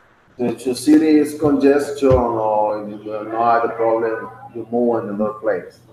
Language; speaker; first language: English; non-native, learner; Spanish